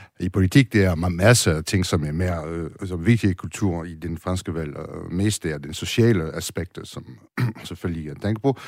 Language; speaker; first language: Danish; non-native, fluent; French